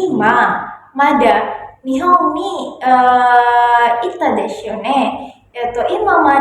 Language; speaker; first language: Japanese; non-native, learner; Indonesian